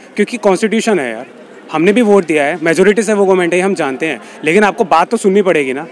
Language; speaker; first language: Hindi; native; Hindi